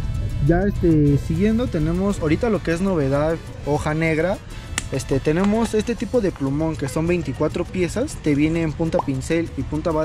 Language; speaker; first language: Spanish; native; Spanish